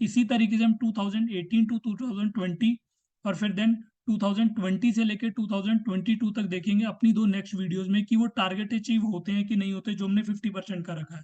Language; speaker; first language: Hindi; native; Hindi